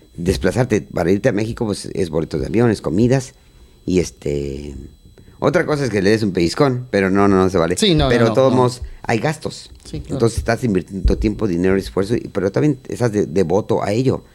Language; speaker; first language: Spanish; native; Spanish